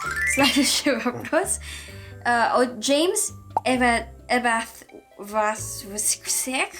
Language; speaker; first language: Russian; non-native, learner; Filipino